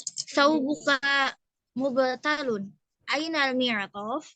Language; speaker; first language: Arabic; non-native, learner; Indonesian